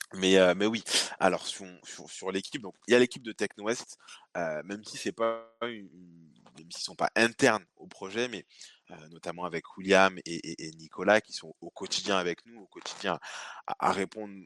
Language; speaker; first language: French; native; French